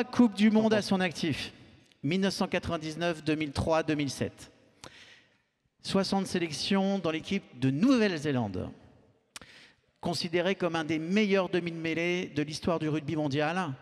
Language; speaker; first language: French; native; French